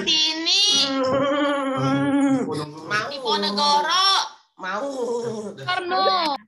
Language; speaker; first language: Indonesian; early bilingual, heritage; Indonesian